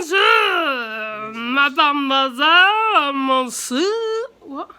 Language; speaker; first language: French; non-native, learner; English